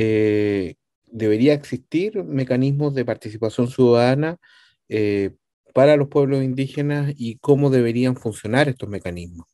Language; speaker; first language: Spanish; native; Spanish